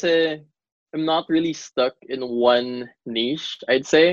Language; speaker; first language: English; non-native, local second language; Cebuano